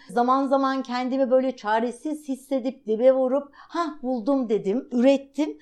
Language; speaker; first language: Turkish; native; Turkish